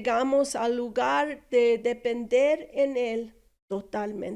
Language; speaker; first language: Spanish; non-native, fluent; English